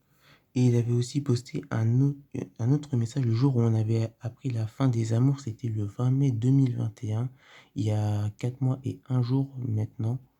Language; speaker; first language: French; native; French